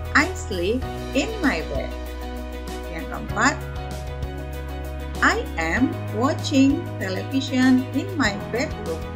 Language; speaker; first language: English; non-native, fluent; Indonesian